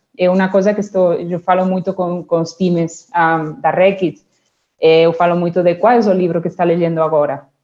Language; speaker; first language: Portuguese; non-native, fluent; Spanish